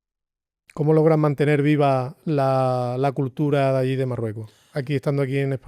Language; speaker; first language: Spanish; native; Spanish